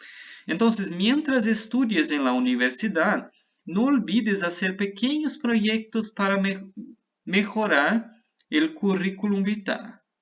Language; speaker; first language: Spanish; non-native, fluent; Portuguese